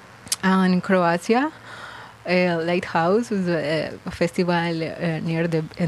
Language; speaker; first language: English; non-native, learner; Spanish